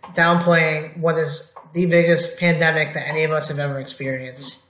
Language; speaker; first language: English; native; English